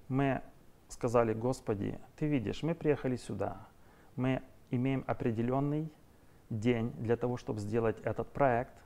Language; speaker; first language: Russian; native; Russian